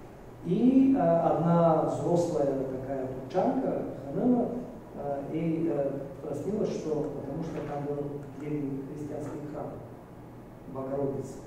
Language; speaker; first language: Russian; non-native, fluent; Bulgarian